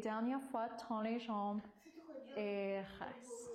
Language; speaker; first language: French; non-native, fluent; English